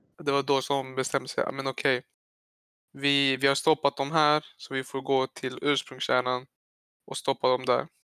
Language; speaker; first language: Swedish; early bilingual, other home language; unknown